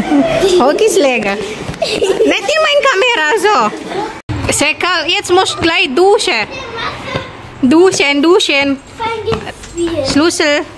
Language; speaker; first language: German; non-native, learner; Indonesian